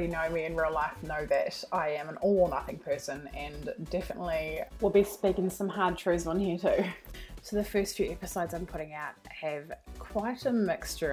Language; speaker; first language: English; native; English